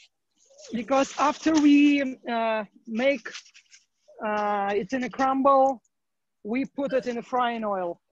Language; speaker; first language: English; non-native, learner; Ukrainian